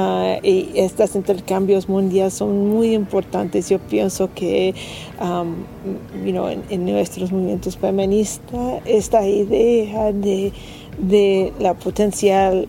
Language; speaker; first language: Spanish; non-native, learner; English